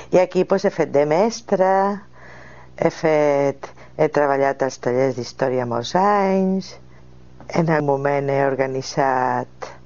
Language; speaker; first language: Catalan; non-native, local second language; Spanish